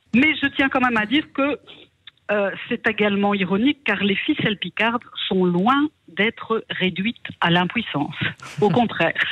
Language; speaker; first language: French; native; French